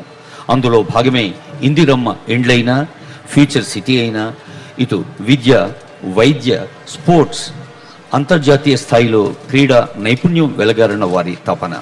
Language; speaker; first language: Telugu; native; Telugu